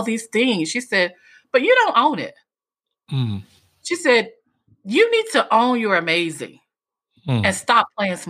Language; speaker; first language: English; native; English